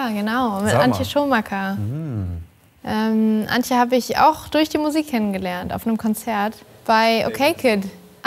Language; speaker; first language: German; native; German